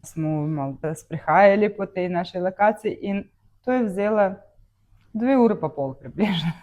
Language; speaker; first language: Slovenian; non-native, learner; Russian